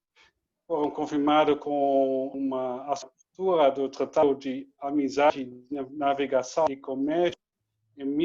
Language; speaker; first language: Portuguese; non-native, learner; Dutch